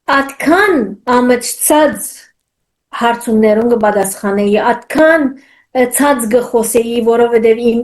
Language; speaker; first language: Armenian; early bilingual, heritage; Armenian